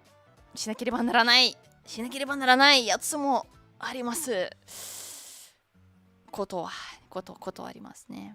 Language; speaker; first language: Japanese; non-native, learner; Russian